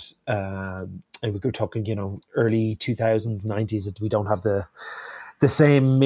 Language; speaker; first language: English; native; English